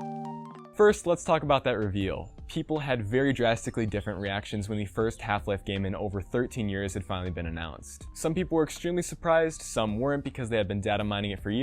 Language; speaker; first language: English; native; English